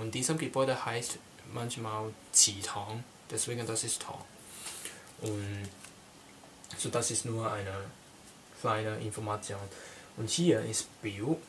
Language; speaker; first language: German; non-native, learner; Cantonese